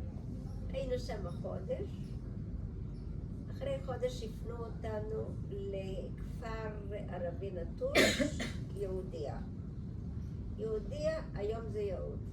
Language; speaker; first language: Hebrew; early bilingual, other home language; Bulgarian